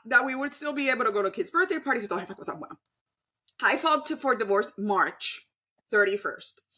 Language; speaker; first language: English; non-native, fluent; Spanish